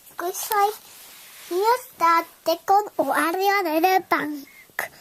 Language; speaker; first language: Welsh; non-native, local second language; English